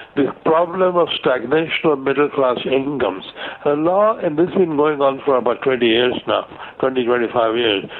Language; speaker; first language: English; non-native, local second language; Gujarati